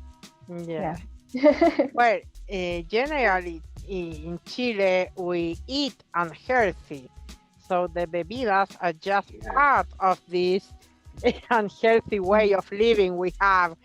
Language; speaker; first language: English; non-native, fluent; Spanish